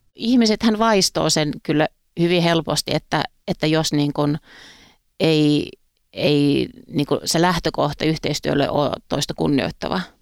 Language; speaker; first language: Finnish; native; Finnish